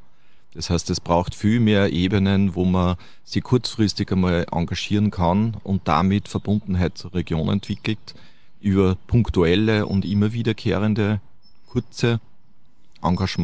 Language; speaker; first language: German; native; German